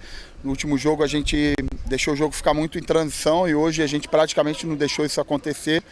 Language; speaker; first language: Portuguese; native; Portuguese